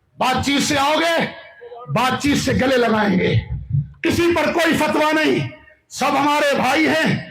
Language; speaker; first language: Urdu; non-native, local second language; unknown